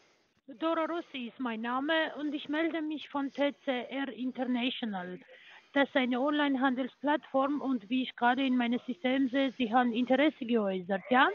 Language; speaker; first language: German; non-native, learner; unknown